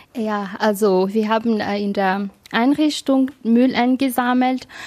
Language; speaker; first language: German; non-native, learner; Malagasy